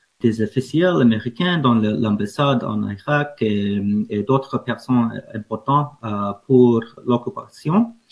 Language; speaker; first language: French; non-native, fluent; English